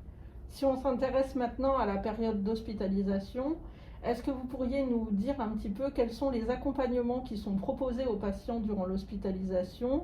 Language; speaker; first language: French; native; French